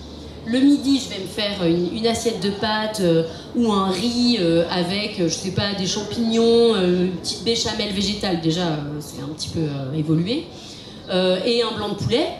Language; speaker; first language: French; native; French